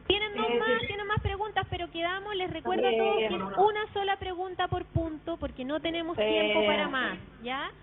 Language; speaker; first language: Spanish; native; Spanish